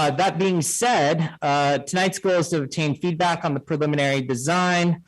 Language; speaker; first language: English; native; English